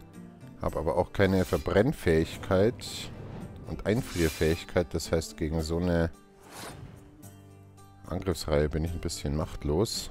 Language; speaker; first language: German; native; German